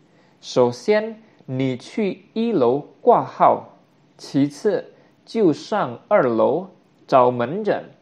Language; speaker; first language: Chinese; non-native, fluent; Indonesian